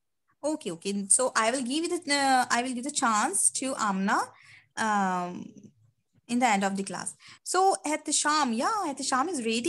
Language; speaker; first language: English; non-native, local second language; Urdu